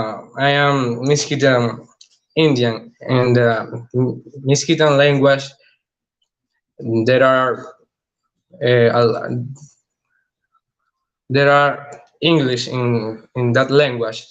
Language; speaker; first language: English; non-native, learner; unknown